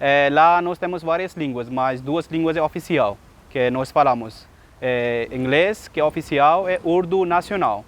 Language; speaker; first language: Portuguese; non-native, learner; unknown